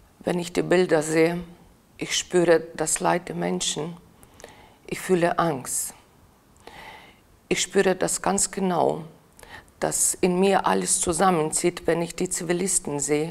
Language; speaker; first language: German; non-native, fluent; Ukrainian